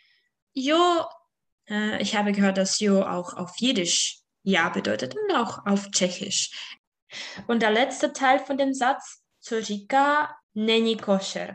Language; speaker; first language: German; non-native, fluent; Czech